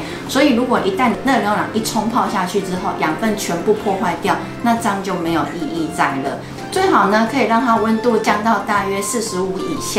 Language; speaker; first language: Chinese; native; Chinese